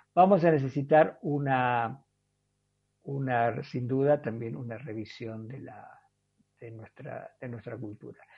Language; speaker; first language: Spanish; native; Spanish